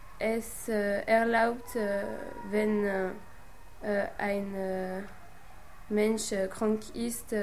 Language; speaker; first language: German; non-native, learner; French